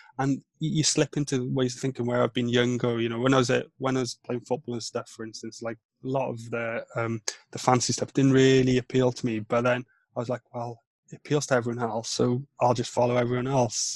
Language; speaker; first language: English; non-native, local second language; Welsh